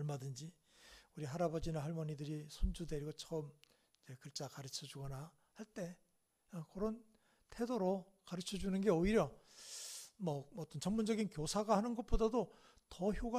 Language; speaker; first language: Korean; native; Korean